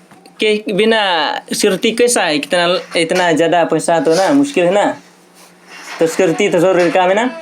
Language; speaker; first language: Hindi; non-native, local second language; Khasi